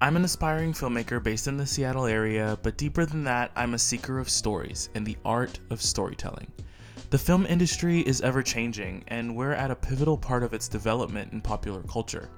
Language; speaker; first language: English; early bilingual, other home language; Portuguese